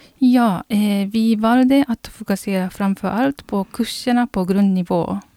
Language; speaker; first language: Swedish; non-native, fluent; Japanese